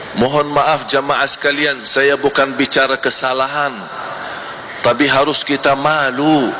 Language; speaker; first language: Malay; non-native, fluent; Arabic